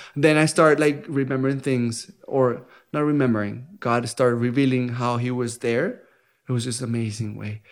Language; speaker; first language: English; non-native, fluent; Spanish